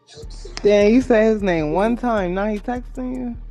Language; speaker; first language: English; native; English